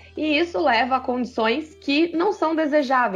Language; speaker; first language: Portuguese; native; Portuguese